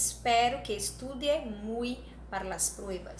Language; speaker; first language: Spanish; non-native, learner; Portuguese